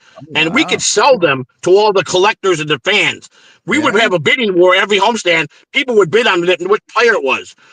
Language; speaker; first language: English; native; English